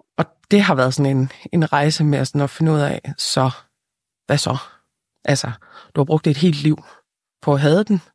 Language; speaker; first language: Danish; early bilingual, other home language; Lithuanian